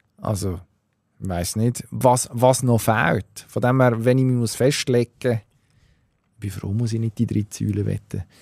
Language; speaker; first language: German; native; German